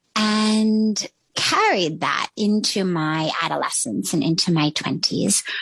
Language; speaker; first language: English; native; English